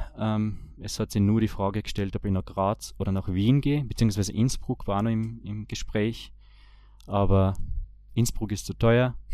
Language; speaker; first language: German; early bilingual, other home language; Bosnian